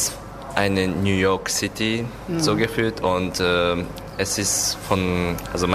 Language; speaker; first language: German; non-native, learner; Japanese